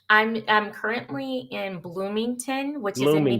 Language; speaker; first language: English; native; English